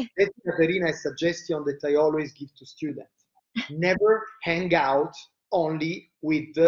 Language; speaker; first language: English; non-native, fluent; Italian